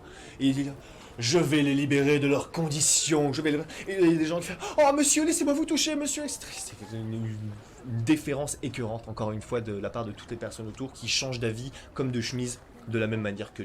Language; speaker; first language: French; native; French